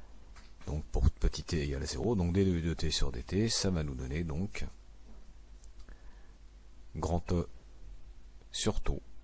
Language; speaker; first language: French; native; French